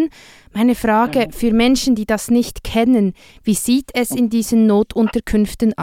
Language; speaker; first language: German; native; German